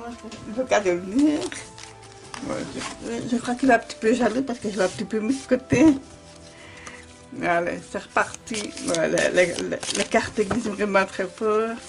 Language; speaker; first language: French; native; French